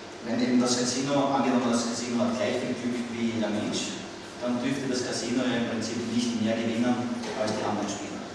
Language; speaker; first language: German; native; German